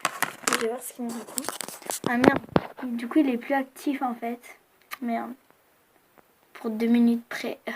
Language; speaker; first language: French; native; French